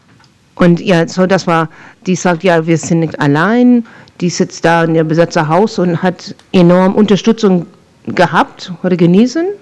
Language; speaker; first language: German; non-native, fluent; English